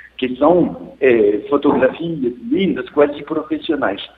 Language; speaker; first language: Portuguese; non-native, fluent; French